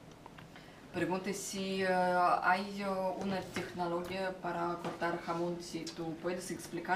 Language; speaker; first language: Spanish; non-native, learner; Russian